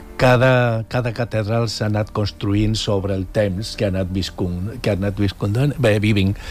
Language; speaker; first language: Catalan; non-native, local second language; Spanish